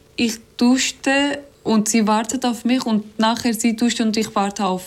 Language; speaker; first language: German; non-native, learner; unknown